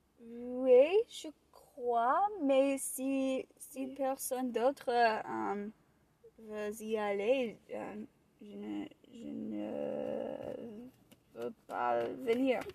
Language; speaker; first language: French; non-native, learner; English